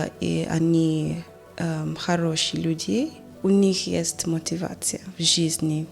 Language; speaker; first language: Russian; non-native, learner; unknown